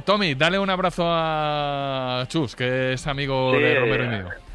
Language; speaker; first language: Spanish; native; Spanish